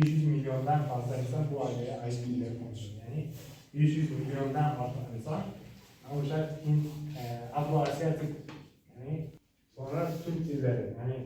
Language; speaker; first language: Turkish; non-native, learner; Uzbek